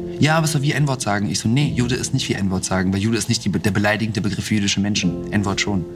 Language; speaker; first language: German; early bilingual, other home language; Russian